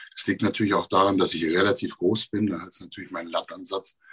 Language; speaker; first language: German; native; German